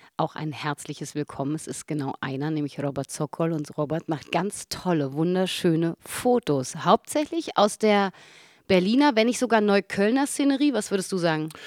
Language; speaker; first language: German; native; German